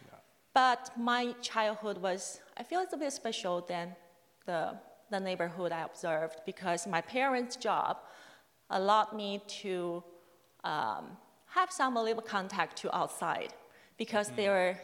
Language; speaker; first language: English; non-native, fluent; Chinese